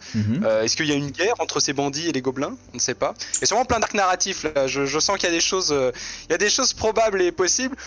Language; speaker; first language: French; native; French